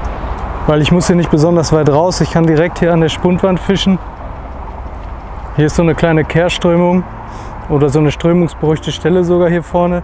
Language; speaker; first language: German; native; German